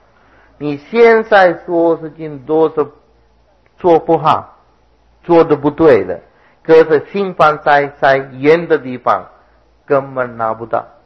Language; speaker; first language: Chinese; non-native, fluent; Sinhala